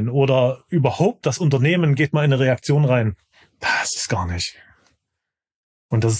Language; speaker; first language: German; native; German